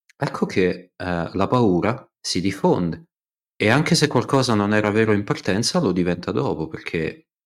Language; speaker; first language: Italian; non-native, fluent; Russian